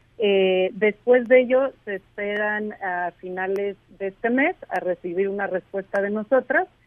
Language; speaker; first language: Spanish; native; Spanish